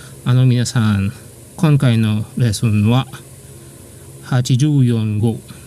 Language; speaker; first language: Japanese; non-native, fluent; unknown